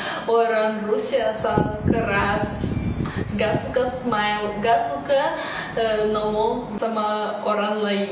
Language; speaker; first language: Indonesian; non-native, fluent; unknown